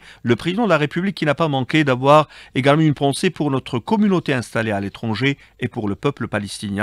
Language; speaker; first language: French; non-native, local second language; Arabic